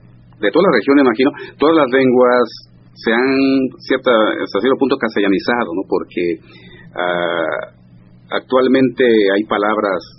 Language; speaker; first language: Spanish; non-native, local second language; Zapotec